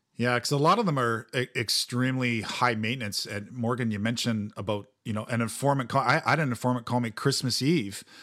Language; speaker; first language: English; native; English